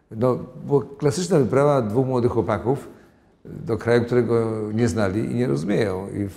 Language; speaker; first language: Polish; native; Polish